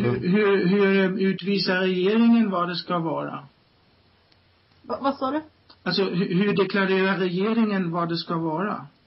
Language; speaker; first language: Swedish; non-native, fluent; German